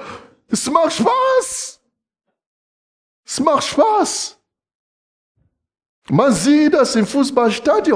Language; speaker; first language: German; non-native, fluent; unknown